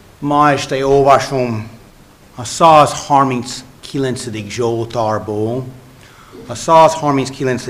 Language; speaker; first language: Hungarian; non-native, fluent; English